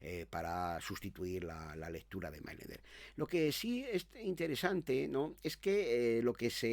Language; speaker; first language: Spanish; native; Spanish